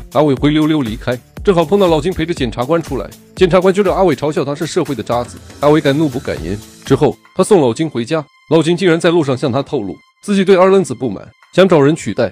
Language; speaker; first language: Chinese; native; Chinese